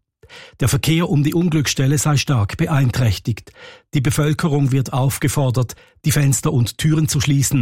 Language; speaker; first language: German; native; German